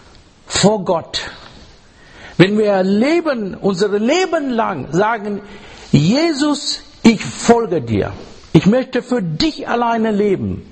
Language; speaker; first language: German; non-native, learner; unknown